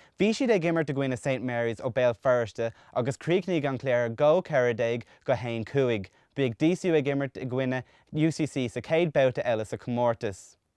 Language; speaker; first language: Irish; native; Irish